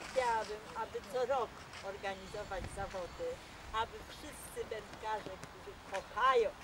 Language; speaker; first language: Polish; native; Polish